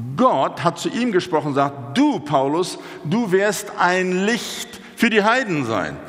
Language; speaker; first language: German; non-native, fluent; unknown